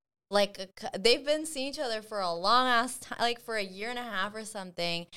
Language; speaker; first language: English; early bilingual, other home language; Spanish